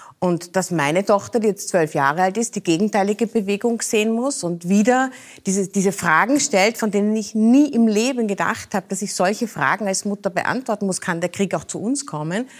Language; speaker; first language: German; native; German